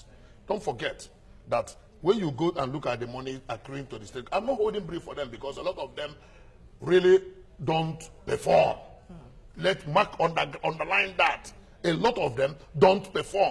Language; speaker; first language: English; non-native, local second language; Igbo